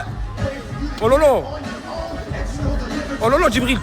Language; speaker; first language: French; native; French